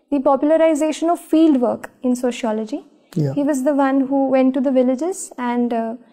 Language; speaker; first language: English; non-native, local second language; Marathi